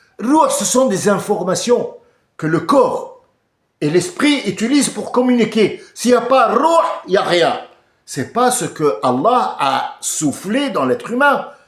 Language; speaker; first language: French; early bilingual, other home language; Arabic